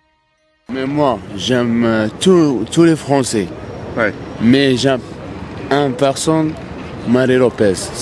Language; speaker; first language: French; non-native, learner; Arabic